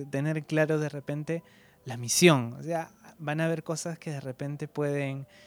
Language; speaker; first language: Spanish; native; Spanish